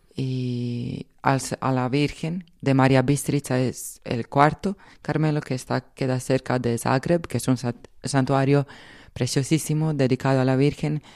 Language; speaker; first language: Spanish; non-native, fluent; Croatian